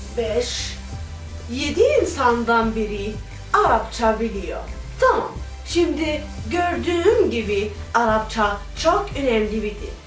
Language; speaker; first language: Turkish; non-native, learner; Arabic